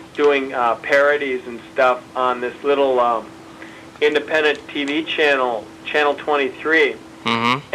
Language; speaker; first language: English; native; English